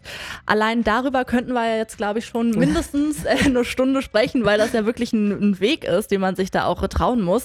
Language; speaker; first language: German; native; German